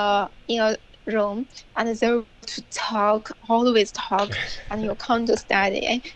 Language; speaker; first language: English; non-native, learner; Chinese